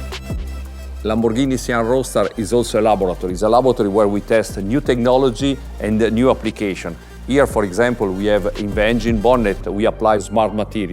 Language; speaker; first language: English; non-native, fluent; Italian